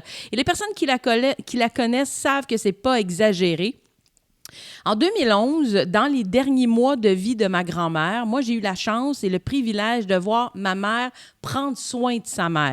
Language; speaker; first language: French; native; French